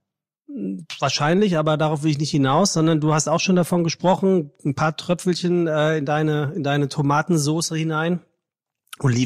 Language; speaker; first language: German; native; German